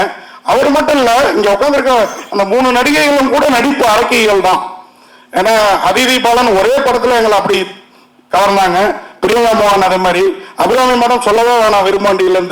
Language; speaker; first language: Tamil; native; Tamil